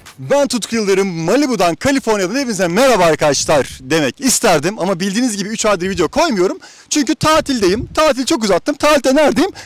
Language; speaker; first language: Turkish; native; Turkish